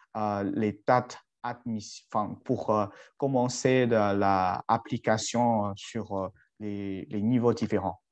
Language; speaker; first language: French; non-native, fluent; Chinese